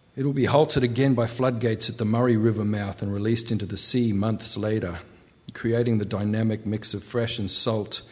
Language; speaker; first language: English; native; English